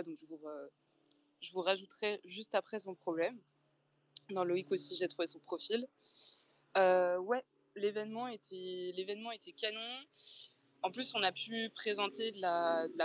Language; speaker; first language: French; native; French